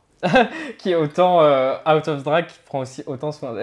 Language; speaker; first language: French; native; French